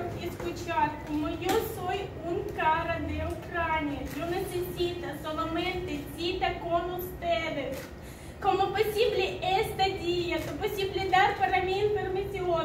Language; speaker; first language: Spanish; non-native, learner; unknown